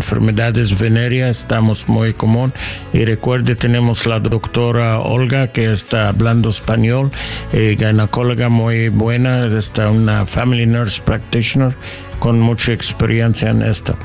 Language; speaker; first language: Spanish; non-native, learner; English